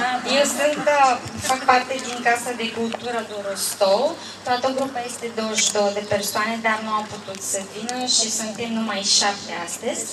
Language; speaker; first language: Romanian; non-native, fluent; Bulgarian